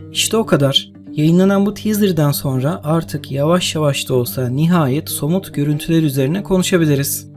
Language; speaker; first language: Turkish; native; Turkish